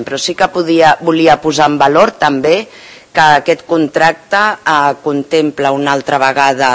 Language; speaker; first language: Catalan; native; Catalan